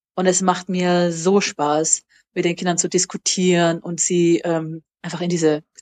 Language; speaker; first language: German; native; German